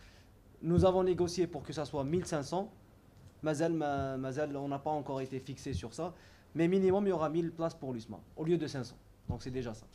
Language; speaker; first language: French; non-native, local second language; Arabic